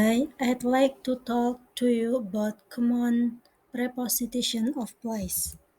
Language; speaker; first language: English; non-native, learner; Indonesian